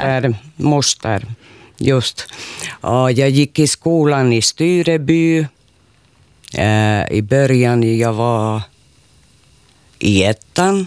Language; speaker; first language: Swedish; non-native, local second language; Finnish